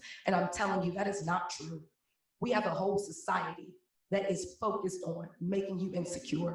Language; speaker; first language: English; native; English